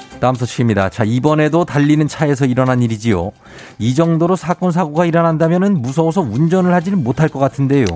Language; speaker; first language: Korean; native; Korean